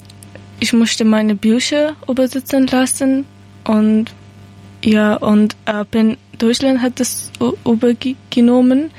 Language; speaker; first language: German; non-native, learner; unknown